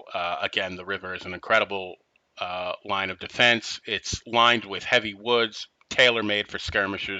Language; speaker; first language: English; native; English